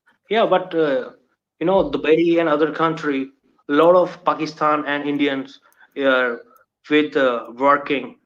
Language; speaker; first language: English; non-native, learner; Punjabi